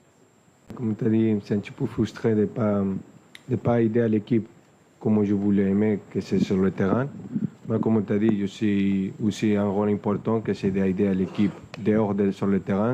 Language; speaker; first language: French; non-native, fluent; Spanish